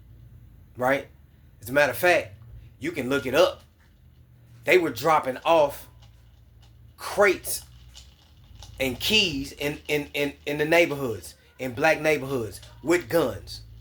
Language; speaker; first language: English; native; English